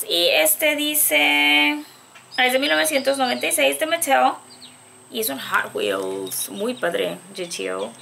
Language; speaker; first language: Spanish; native; Spanish